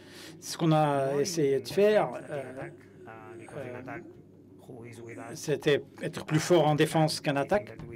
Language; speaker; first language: French; non-native, fluent; Spanish